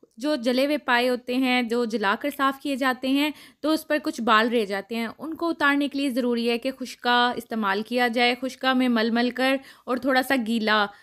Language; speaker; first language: Urdu; non-native, local second language; Punjabi